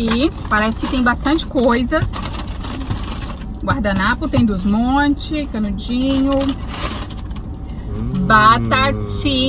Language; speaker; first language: Portuguese; native; Portuguese